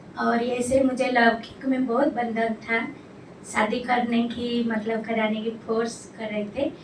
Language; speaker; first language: Hindi; non-native, local second language; Odia